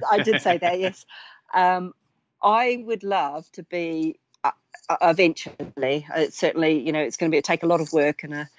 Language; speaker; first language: English; native; English